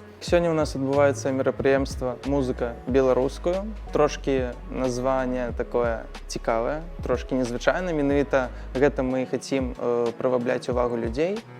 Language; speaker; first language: Belarusian; non-native, local second language; Russian